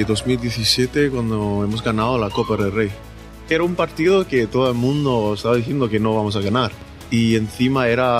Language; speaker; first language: Spanish; non-native, fluent; English